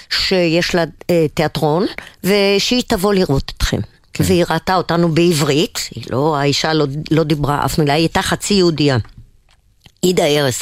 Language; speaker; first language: Hebrew; non-native, local second language; German